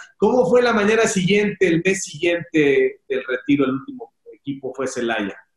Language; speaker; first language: Spanish; native; Spanish